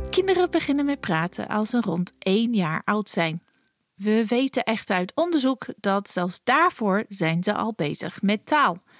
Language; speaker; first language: Dutch; non-native, fluent; English